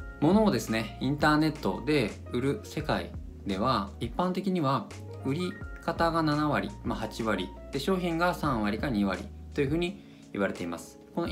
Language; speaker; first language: Japanese; native; Japanese